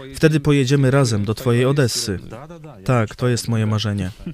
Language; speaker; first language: Polish; non-native, fluent; Russian